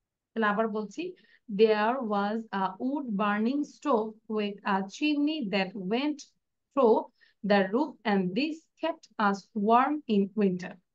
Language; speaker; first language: English; non-native, local second language; Bangla